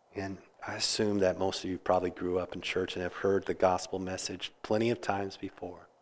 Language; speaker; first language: English; native; English